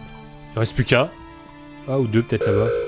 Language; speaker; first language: French; native; French